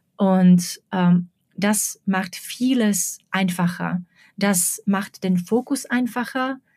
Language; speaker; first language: German; non-native, fluent; Slovak